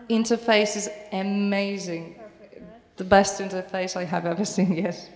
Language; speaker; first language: English; non-native, fluent; Turkish